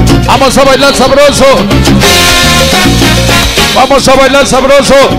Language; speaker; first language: Spanish; native; Spanish